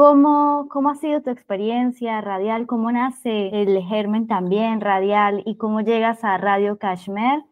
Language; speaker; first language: Spanish; native; Spanish